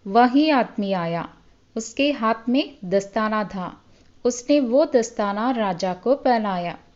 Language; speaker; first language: Hindi; non-native, local second language; Malayalam